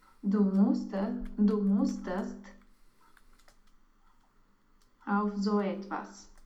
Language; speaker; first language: German; non-native, learner; Romanian